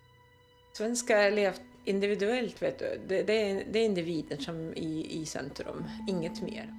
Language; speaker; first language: Swedish; non-native, fluent; Arabic